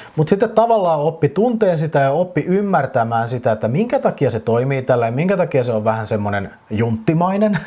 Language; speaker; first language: Finnish; native; Finnish